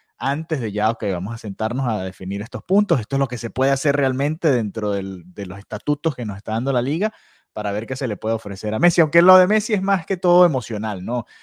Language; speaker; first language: Spanish; native; Spanish